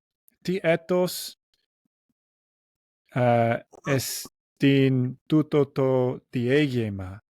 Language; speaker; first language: Greek; non-native, learner; English